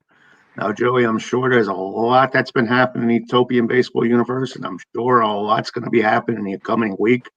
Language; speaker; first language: English; native; English